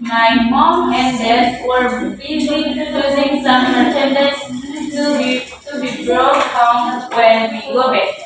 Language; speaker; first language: English; non-native, learner; Indonesian